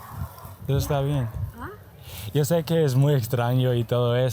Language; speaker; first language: Spanish; non-native, learner; English